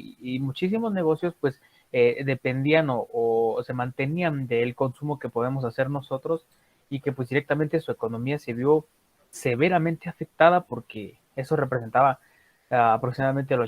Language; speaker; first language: Spanish; native; Spanish